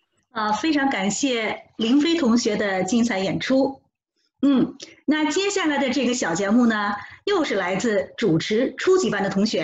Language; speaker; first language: Chinese; native; Chinese